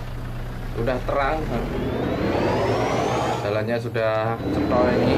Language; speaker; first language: Indonesian; native; Indonesian